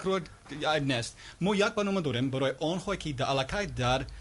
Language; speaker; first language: Persian; non-native, learner; English